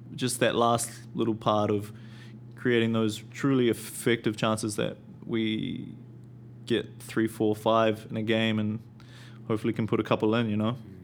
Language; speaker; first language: English; native; English